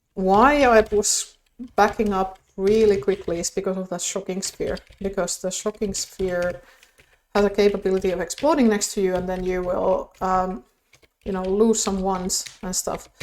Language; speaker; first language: English; non-native, fluent; Finnish